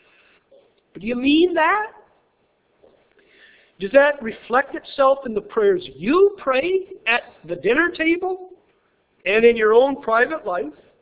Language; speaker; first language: English; native; English